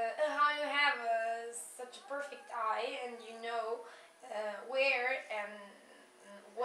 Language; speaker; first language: English; non-native, fluent; Czech